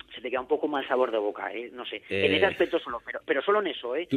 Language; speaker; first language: Spanish; native; Spanish